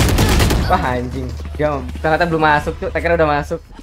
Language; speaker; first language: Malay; non-native, local second language; Javanese